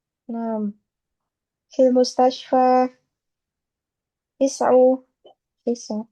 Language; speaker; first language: Arabic; non-native, learner; Indonesian